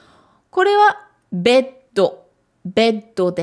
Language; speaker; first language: Japanese; non-native, fluent; French